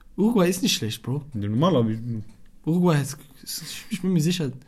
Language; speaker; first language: German; non-native, fluent; Arabic